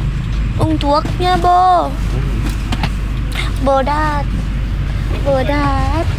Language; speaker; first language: Vietnamese; non-native, learner; Indonesian